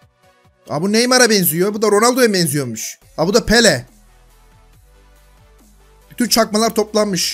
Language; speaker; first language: Turkish; native; Turkish